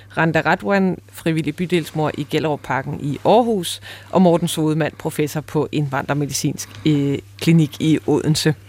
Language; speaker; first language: Danish; native; Danish